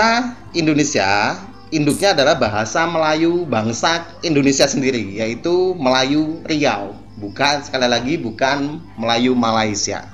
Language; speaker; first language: Indonesian; native; Indonesian